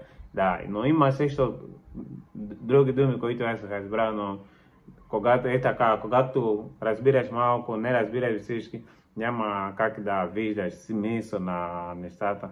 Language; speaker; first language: Bulgarian; non-native, learner; Portuguese